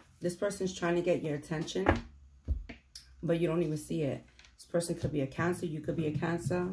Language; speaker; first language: English; native; English